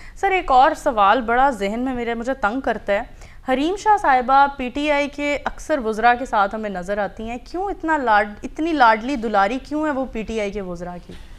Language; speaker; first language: Urdu; native; Urdu